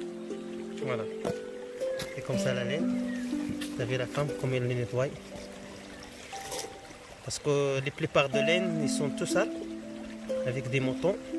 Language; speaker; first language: French; non-native, local second language; Arabic